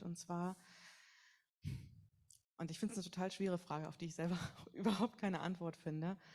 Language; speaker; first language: German; native; German